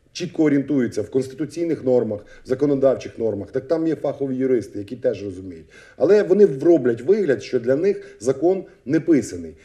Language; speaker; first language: Ukrainian; native; Ukrainian